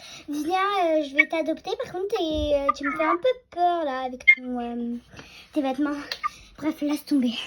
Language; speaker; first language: French; native; French